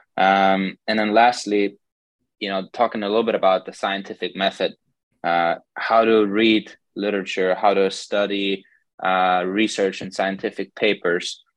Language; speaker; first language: English; non-native, fluent; German